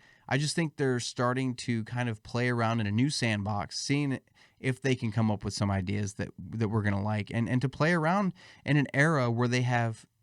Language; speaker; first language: English; native; English